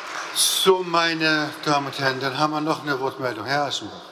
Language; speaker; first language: German; native; German